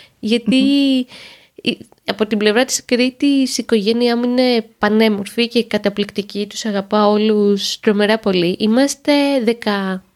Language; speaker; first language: Greek; native; Greek